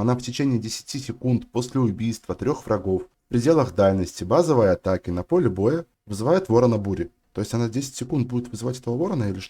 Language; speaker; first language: Russian; native; Russian